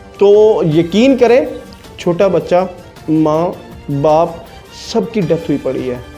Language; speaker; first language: Urdu; non-native, local second language; Punjabi